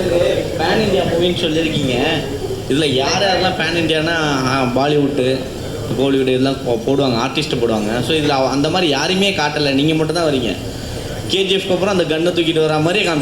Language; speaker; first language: Tamil; native; Tamil